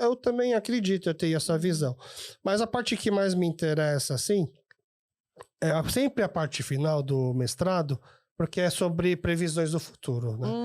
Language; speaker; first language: Portuguese; early bilingual, other home language; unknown